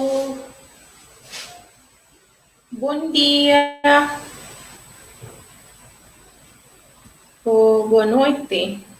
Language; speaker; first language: Portuguese; non-native, local second language; Tetum